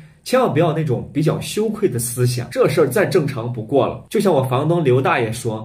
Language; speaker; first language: Chinese; native; Chinese